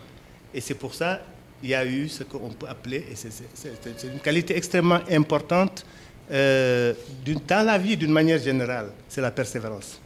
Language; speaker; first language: French; non-native, local second language; Wolof